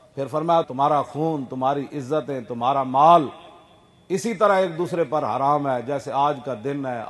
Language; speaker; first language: Urdu; non-native, local second language; Punjabi